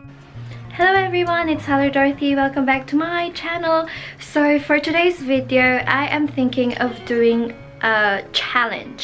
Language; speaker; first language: English; non-native, local second language; Filipino